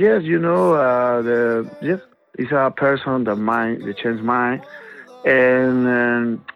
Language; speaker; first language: English; non-native, learner; Spanish